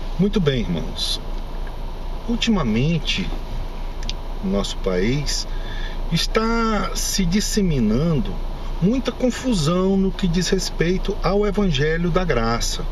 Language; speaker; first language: Portuguese; native; Portuguese